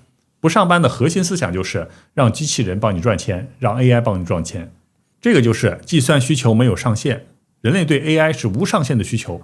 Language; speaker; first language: Chinese; native; Chinese